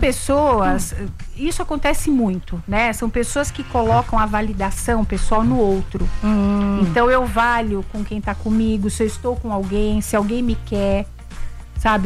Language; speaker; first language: Portuguese; native; Portuguese